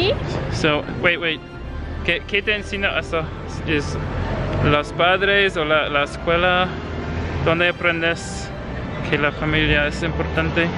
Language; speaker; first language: Spanish; non-native, learner; English